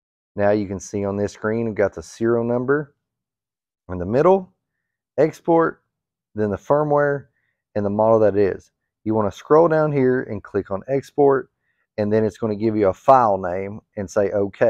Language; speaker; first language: English; native; English